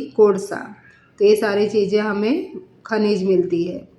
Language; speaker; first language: Hindi; non-native, local second language; Marathi